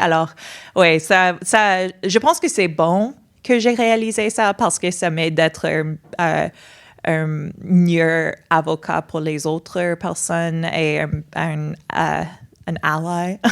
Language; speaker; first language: French; non-native, fluent; English